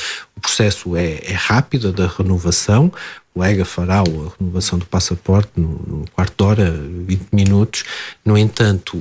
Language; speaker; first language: Portuguese; native; Portuguese